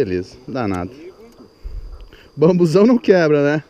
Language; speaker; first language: Portuguese; native; Portuguese